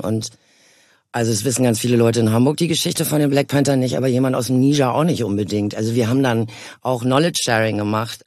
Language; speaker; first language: German; native; German